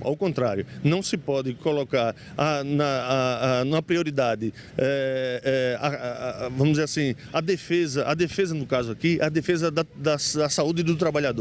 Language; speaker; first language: Portuguese; native; Portuguese